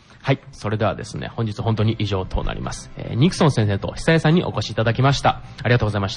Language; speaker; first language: Japanese; native; Japanese